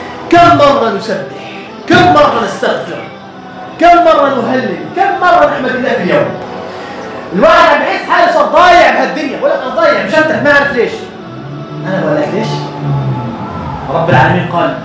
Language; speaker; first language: Arabic; native; Arabic